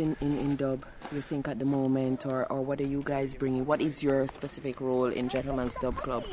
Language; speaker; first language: English; native; English